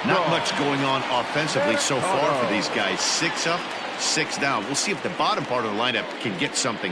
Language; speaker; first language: English; native; English